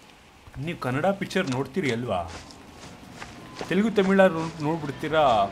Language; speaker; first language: Kannada; native; Kannada